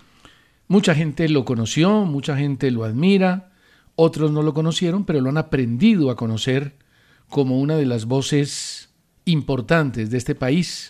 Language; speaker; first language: Spanish; native; Spanish